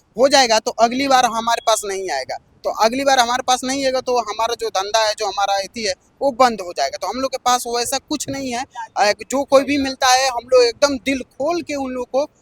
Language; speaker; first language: Hindi; native; Hindi